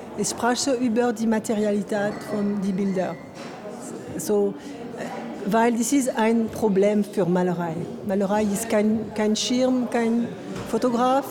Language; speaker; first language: German; non-native, learner; French